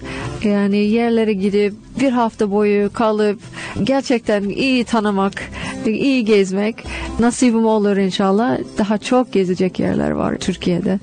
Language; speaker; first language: Turkish; non-native, fluent; English